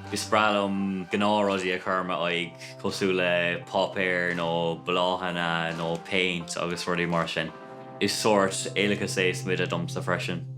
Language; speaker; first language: Irish; non-native, local second language; English